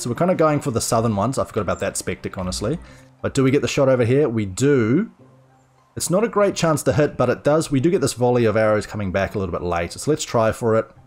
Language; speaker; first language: English; native; English